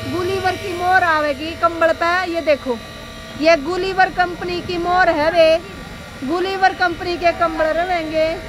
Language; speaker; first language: Hindi; native; Hindi